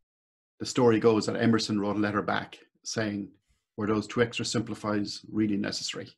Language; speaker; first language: English; native; English